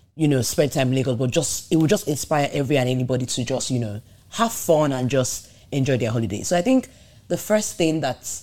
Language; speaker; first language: English; non-native, local second language; Yoruba